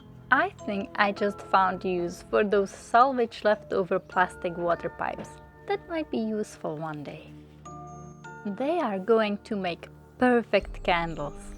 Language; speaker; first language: English; non-native, fluent; Czech